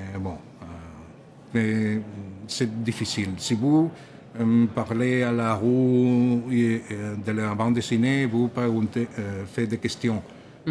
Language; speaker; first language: French; non-native, learner; Catalan